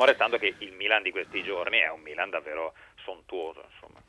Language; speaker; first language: Italian; native; Italian